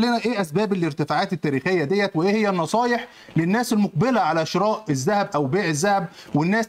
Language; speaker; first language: Arabic; native; Arabic